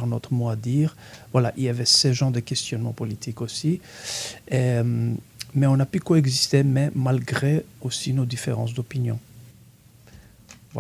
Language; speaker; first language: French; non-native, fluent; Greek